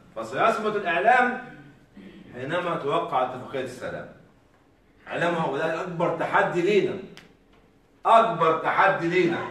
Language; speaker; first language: Arabic; native; Arabic